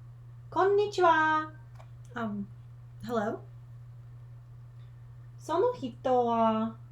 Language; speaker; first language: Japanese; non-native, learner; English